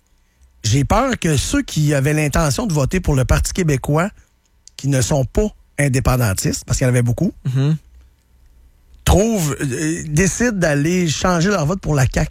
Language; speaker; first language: French; native; French